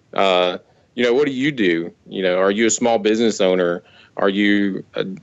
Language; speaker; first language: English; native; English